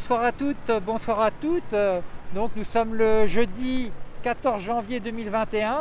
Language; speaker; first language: French; native; French